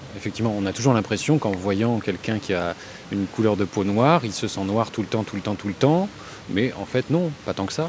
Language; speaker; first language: French; native; French